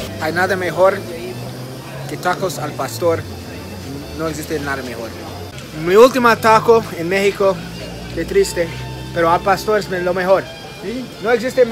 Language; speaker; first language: Spanish; non-native, fluent; English